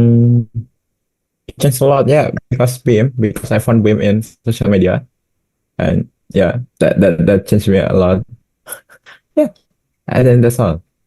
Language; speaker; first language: English; non-native, learner; Indonesian